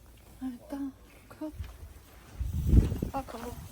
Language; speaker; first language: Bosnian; non-native, learner; Chinese